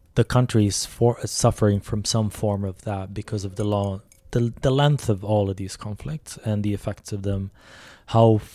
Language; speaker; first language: English; early bilingual, other home language; Arabic